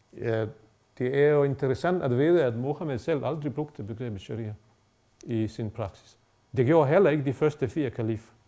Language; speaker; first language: Danish; non-native, fluent; Bosnian